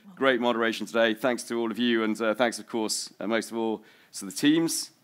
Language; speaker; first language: English; native; English